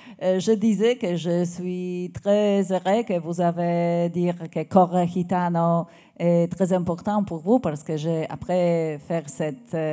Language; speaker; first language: French; non-native, learner; Polish